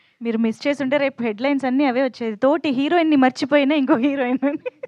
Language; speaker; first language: Telugu; native; Telugu